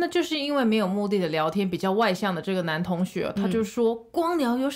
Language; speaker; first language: Chinese; native; Chinese